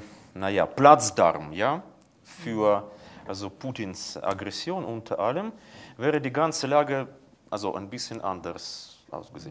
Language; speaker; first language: German; non-native, fluent; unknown